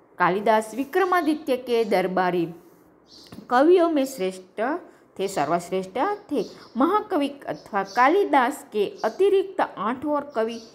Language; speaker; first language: Hindi; non-native, local second language; Gujarati